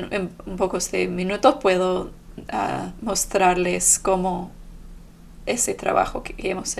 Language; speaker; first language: Spanish; non-native, fluent; English